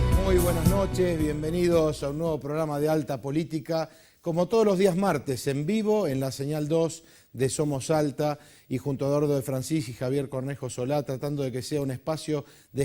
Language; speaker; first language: Spanish; native; Spanish